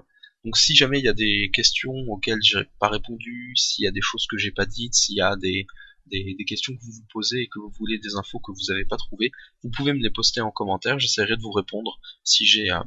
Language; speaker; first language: French; native; French